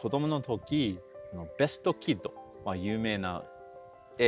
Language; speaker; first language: Japanese; non-native, learner; English